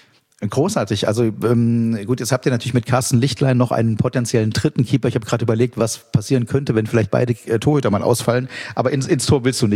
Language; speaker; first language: German; native; German